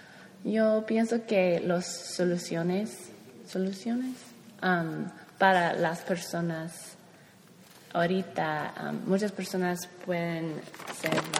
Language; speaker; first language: Spanish; non-native, learner; English